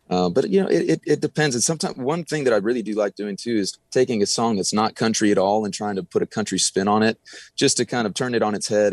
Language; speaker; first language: English; native; English